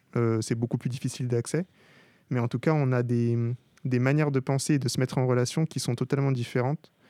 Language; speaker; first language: French; native; French